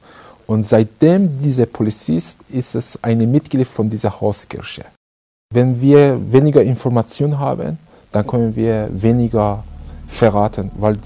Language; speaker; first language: German; non-native, learner; Persian